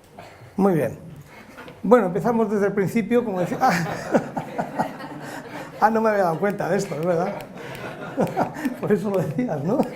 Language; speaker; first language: Spanish; native; Spanish